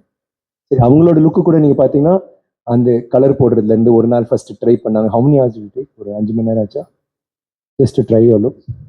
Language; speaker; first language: Tamil; native; Tamil